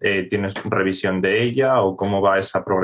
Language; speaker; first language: Spanish; native; Spanish